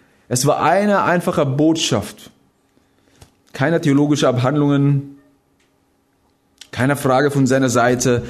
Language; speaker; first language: German; non-native, fluent; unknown